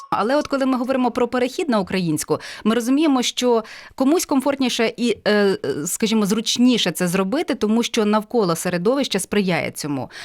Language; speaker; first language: Ukrainian; native; Ukrainian